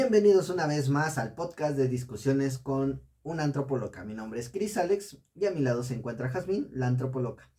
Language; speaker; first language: Spanish; native; Spanish